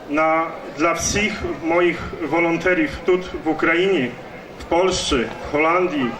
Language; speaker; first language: Polish; non-native, learner; Ukrainian